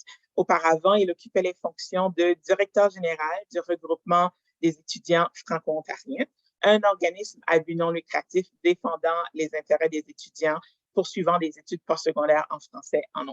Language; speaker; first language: French; native; French